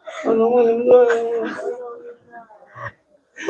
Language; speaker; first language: Korean; non-native, learner; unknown